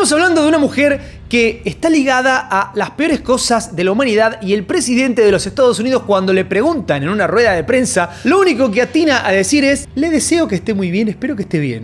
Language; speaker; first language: Spanish; native; Spanish